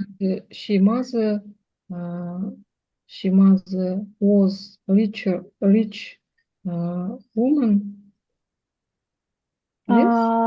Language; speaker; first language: English; non-native, learner; Russian